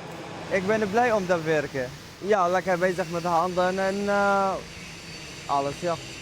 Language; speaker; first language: Dutch; non-native, learner; Arabic